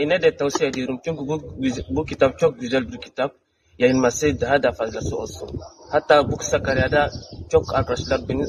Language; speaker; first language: Turkish; non-native, learner; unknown